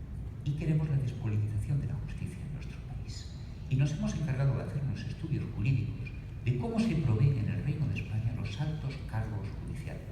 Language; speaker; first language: Spanish; native; Spanish